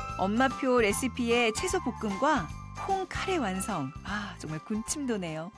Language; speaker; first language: Korean; native; Korean